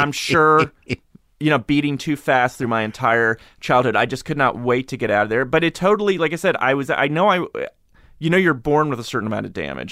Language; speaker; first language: English; native; English